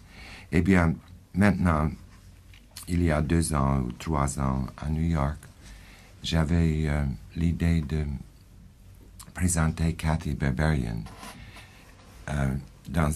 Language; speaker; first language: French; non-native, fluent; English